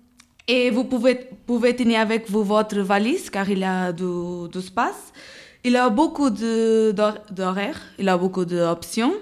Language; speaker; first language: French; non-native, learner; Portuguese